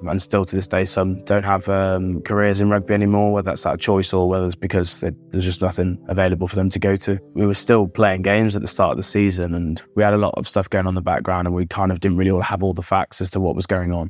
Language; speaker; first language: English; native; English